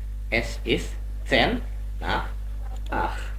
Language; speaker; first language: German; non-native, fluent; Indonesian